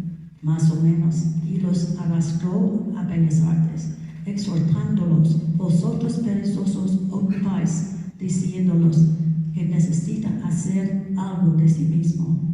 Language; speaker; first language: Spanish; non-native, learner; English